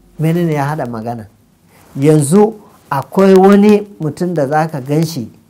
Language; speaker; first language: Hausa; non-native, local second language; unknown